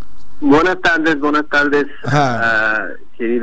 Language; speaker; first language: Spanish; non-native, learner; Azerbaijani